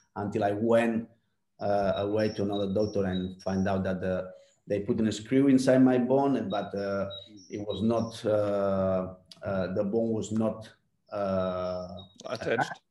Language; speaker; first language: English; non-native, fluent; Spanish